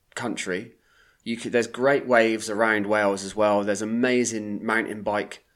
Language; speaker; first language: English; native; English